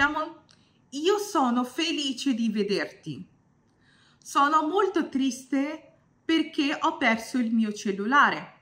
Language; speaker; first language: Italian; non-native, fluent; Bangla